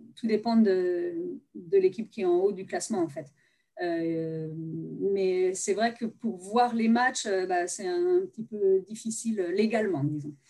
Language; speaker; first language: French; native; French